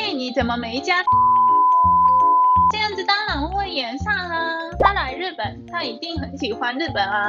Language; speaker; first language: Chinese; non-native, fluent; Japanese